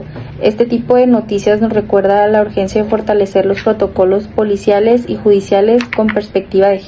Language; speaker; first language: Spanish; native; Spanish